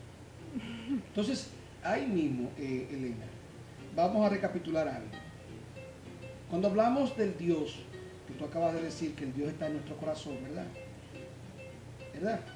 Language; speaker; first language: Spanish; native; Spanish